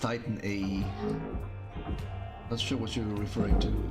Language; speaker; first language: English; native; English